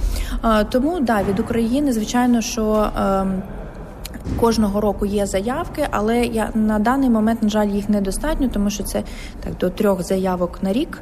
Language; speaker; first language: Ukrainian; native; Ukrainian